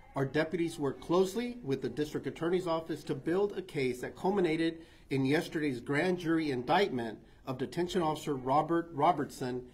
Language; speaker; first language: English; early bilingual, other home language; Spanish